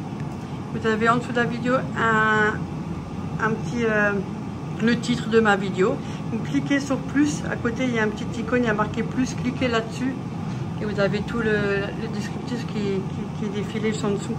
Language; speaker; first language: French; native; French